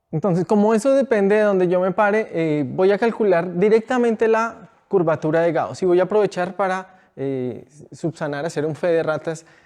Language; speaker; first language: Spanish; native; Spanish